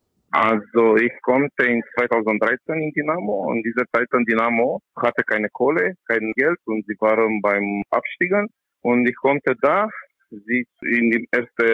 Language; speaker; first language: German; non-native, learner; Romanian